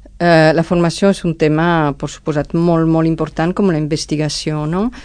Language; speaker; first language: Catalan; non-native, fluent; Spanish